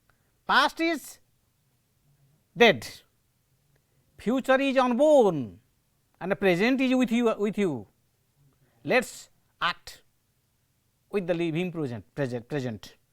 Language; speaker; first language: English; non-native, local second language; Odia